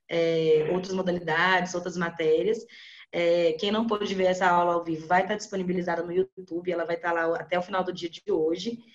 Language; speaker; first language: Portuguese; native; Portuguese